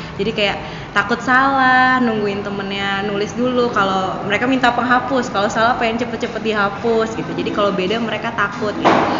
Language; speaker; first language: Indonesian; native; Indonesian